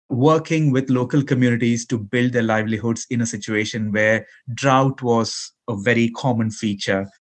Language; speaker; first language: English; non-native, local second language; Malayalam